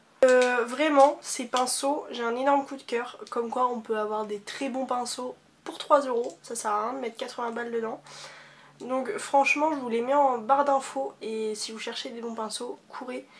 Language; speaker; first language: French; native; French